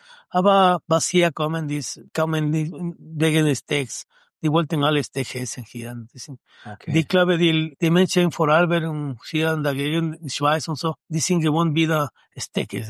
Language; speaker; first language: German; non-native, learner; Spanish